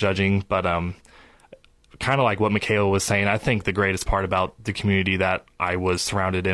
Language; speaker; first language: English; native; English